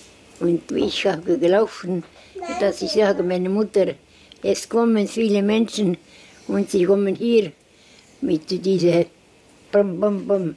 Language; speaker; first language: German; non-native, learner; Estonian